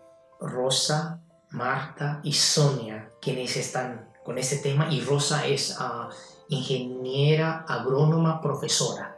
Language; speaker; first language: Spanish; non-native, fluent; Chinese